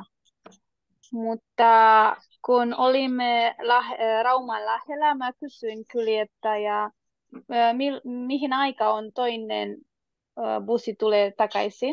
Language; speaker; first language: Finnish; non-native, learner; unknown